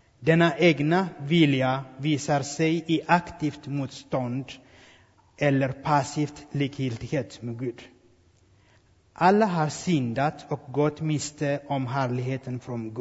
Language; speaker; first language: Swedish; non-native, fluent; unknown